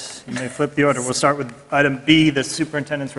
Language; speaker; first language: English; native; English